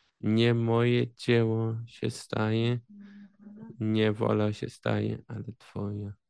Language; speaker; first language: Polish; early bilingual, heritage; Polish